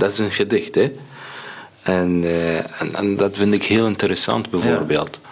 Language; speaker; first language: Dutch; non-native, learner; Arabic